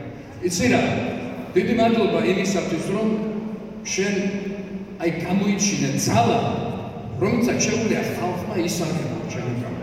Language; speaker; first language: Georgian; native; Georgian